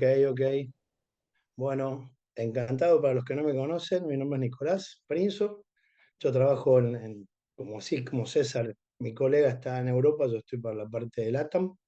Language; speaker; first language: Spanish; native; Spanish